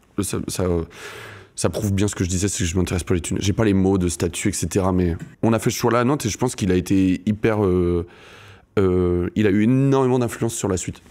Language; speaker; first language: French; native; French